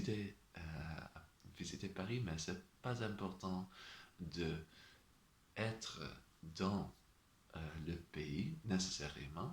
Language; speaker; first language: French; non-native, learner; Dutch